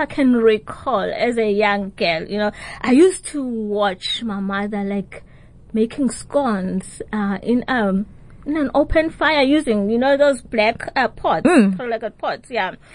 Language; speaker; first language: English; non-native, local second language; Xhosa